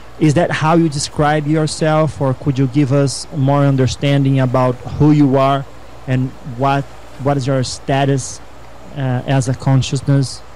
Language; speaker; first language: English; non-native, fluent; Portuguese